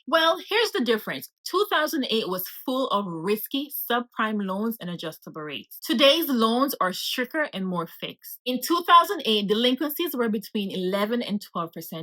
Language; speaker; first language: English; native; English